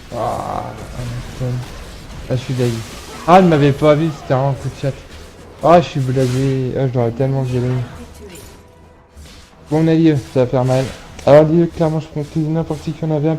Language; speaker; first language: French; native; French